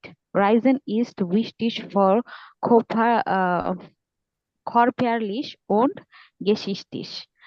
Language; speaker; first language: German; non-native, learner; Bangla